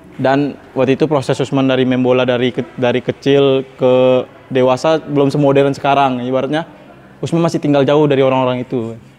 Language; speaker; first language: Indonesian; native; Indonesian